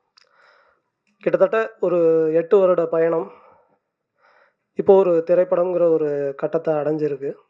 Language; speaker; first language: Tamil; native; Tamil